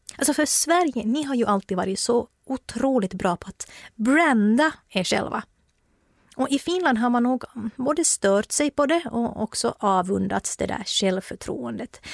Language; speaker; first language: Swedish; native; Swedish